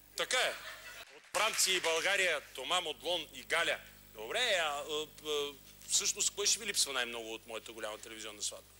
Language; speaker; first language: Bulgarian; native; Bulgarian